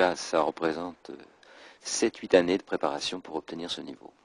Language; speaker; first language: French; native; French